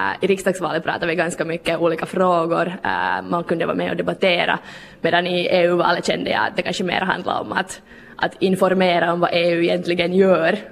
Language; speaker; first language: Swedish; native; Swedish